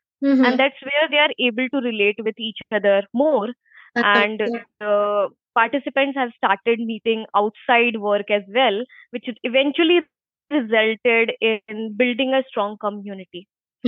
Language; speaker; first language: English; non-native, local second language; Hindi